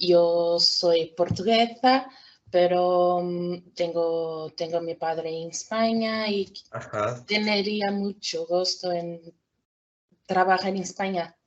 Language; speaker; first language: Spanish; non-native, fluent; Portuguese